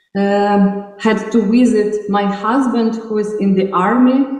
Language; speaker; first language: English; non-native, fluent; Ukrainian